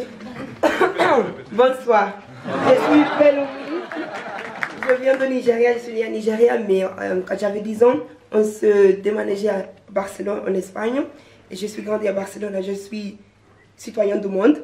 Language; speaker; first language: French; non-native, fluent; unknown